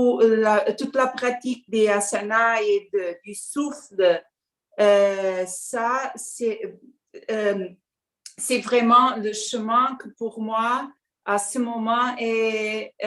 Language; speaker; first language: French; non-native, learner; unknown